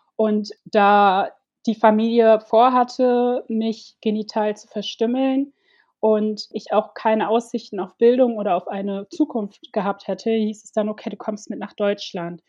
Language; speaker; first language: German; early bilingual, other home language; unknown